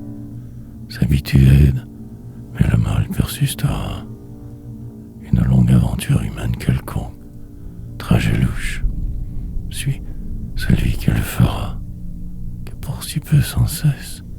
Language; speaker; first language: French; native; French